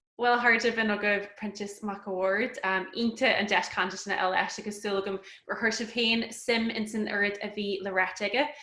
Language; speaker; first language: Irish; native; Irish